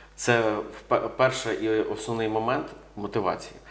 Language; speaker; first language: Ukrainian; native; Ukrainian